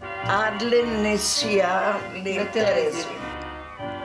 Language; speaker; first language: Hebrew; non-native, fluent; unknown